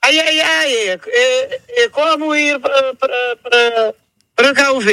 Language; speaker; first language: Portuguese; non-native, local second language; Kabuverdianu